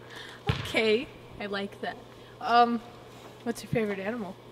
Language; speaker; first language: English; native; English